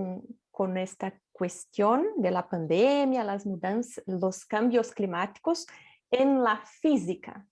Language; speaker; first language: Spanish; non-native, fluent; Portuguese